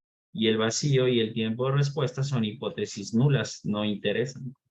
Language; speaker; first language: Spanish; native; Spanish